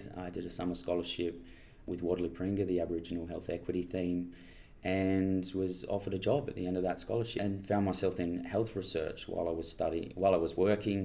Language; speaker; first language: English; native; English